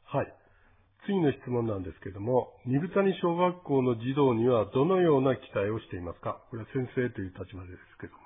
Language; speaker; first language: Japanese; native; Japanese